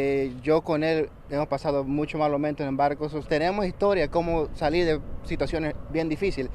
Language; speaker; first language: Spanish; early bilingual, other home language; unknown